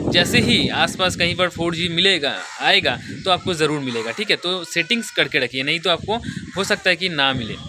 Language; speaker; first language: Hindi; non-native, local second language; Bangla